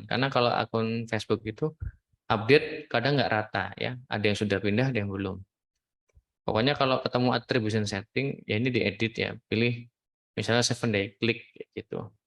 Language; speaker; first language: Indonesian; native; Indonesian